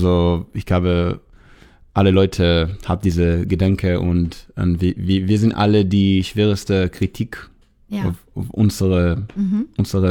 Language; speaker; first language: German; non-native, fluent; Hebrew